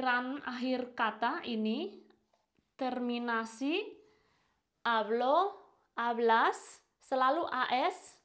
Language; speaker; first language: Indonesian; non-native, fluent; Spanish